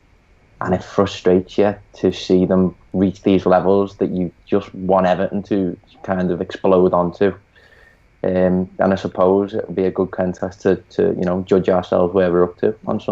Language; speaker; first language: English; native; English